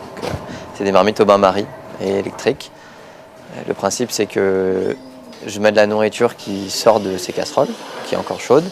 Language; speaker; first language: French; native; French